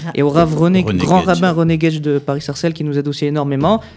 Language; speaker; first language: French; native; French